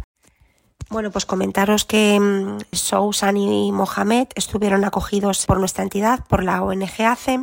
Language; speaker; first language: Spanish; native; Spanish